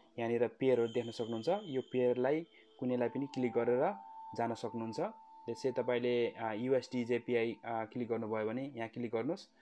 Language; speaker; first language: Nepali; native; Nepali